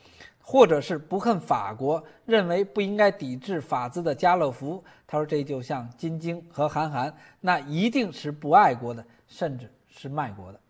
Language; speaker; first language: Chinese; native; Chinese